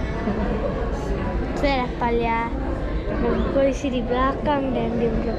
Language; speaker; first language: Indonesian; early bilingual, other home language; English